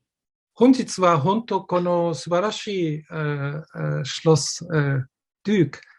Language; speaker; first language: Japanese; non-native, fluent; German